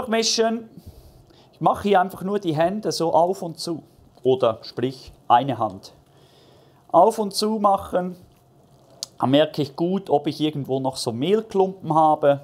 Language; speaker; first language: German; native; German